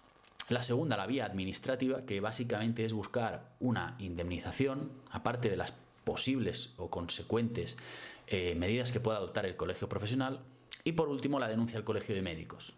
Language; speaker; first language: Spanish; native; Spanish